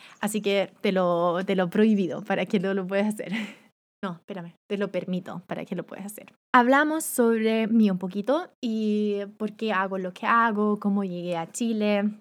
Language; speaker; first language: Spanish; non-native, fluent; German